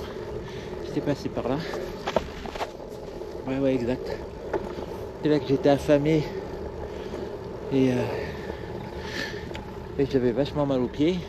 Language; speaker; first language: French; native; French